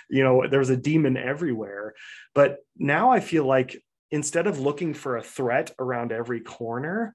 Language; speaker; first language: English; native; English